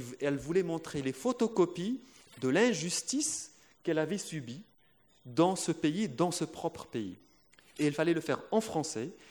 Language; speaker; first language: French; non-native, local second language; Arabic